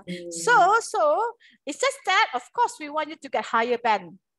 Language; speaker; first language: English; non-native, local second language; Malay